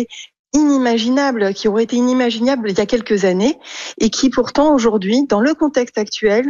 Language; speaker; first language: French; native; French